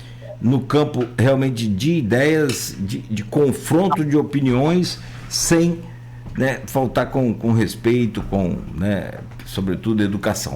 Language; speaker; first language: Portuguese; native; Portuguese